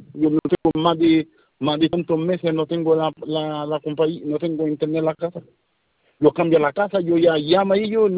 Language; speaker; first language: Spanish; non-native, learner; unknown